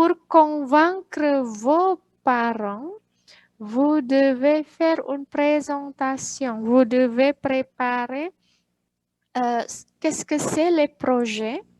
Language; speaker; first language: French; non-native, fluent; Indonesian